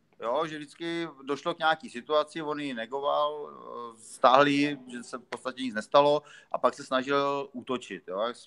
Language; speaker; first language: Czech; native; Czech